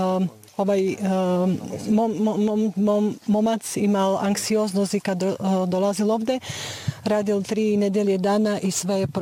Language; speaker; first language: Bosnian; non-native, learner; Slovak